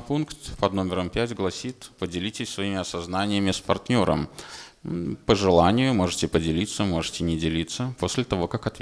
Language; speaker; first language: Russian; native; Russian